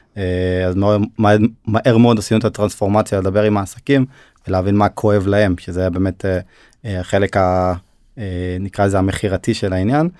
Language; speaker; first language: Hebrew; early bilingual, other home language; Turkish